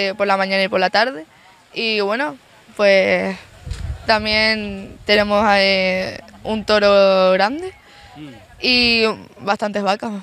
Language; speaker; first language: Spanish; native; Spanish